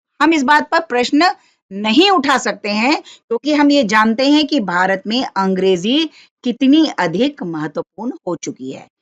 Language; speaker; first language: Hindi; non-native, local second language; Marathi